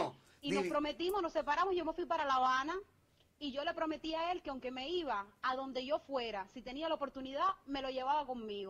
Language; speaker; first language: Spanish; native; Spanish